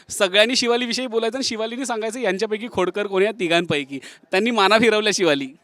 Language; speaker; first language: Marathi; native; Marathi